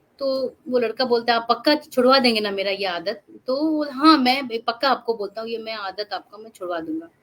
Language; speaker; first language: Hindi; non-native, local second language; Assamese